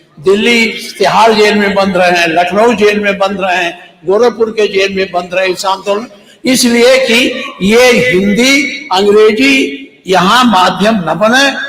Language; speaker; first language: Hindi; native; Hindi